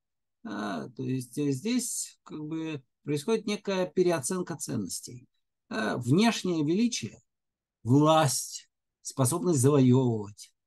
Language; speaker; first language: Russian; native; Russian